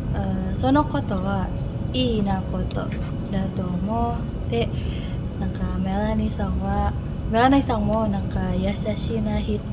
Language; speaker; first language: Japanese; non-native, learner; Indonesian